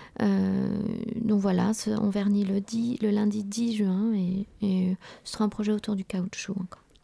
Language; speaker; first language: French; early bilingual, other home language; Vietnamese